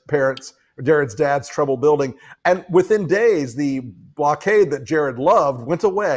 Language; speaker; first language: English; native; English